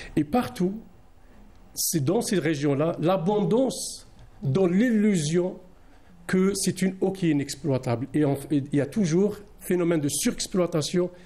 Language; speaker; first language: French; non-native, local second language; Arabic